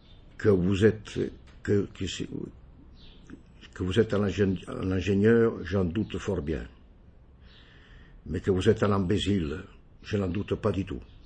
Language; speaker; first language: French; non-native, fluent; Italian